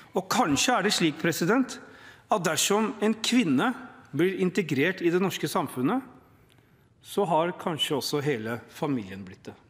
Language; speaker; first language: Norwegian; early bilingual, other home language; Urdu